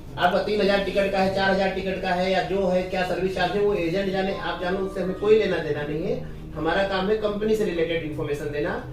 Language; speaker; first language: Hindi; native; Hindi